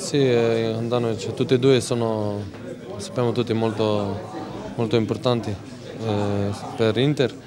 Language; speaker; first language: Italian; non-native, fluent; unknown